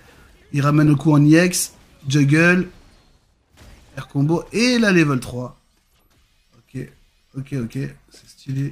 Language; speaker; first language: French; native; French